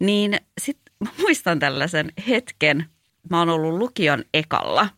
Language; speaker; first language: Finnish; early bilingual, other home language; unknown